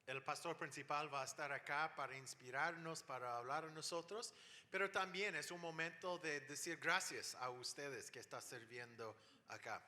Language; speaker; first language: Spanish; non-native, fluent; English